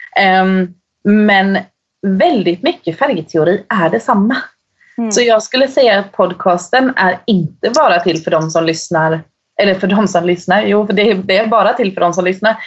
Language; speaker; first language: Swedish; native; Swedish